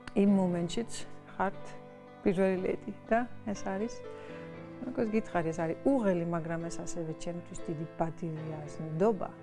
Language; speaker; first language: Georgian; non-native, fluent; Dutch